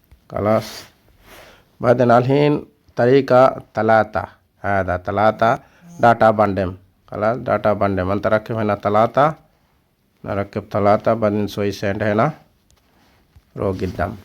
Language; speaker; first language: Arabic; non-native, learner; Bangla